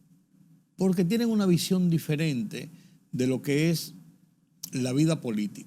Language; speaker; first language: Spanish; native; Spanish